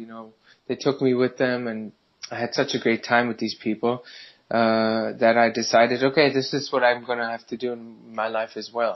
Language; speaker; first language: English; non-native, fluent; German